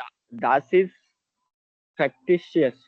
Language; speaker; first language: German; non-native, learner; Hindi